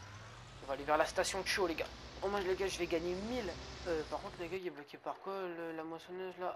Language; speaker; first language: French; native; French